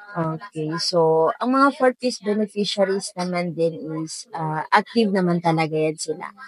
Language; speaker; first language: Filipino; non-native, local second language; Maranao